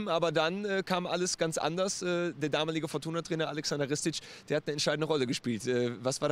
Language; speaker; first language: German; native; German